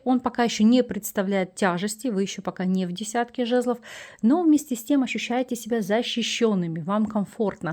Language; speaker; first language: Russian; native; Russian